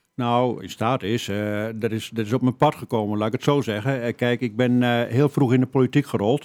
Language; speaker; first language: Dutch; native; Dutch